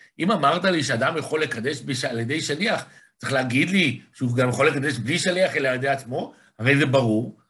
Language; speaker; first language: Hebrew; native; Hebrew